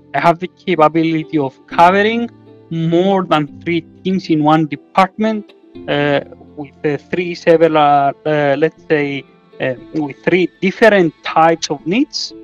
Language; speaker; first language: English; non-native, fluent; Greek